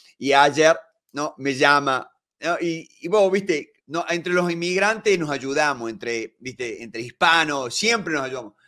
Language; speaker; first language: Spanish; native; Spanish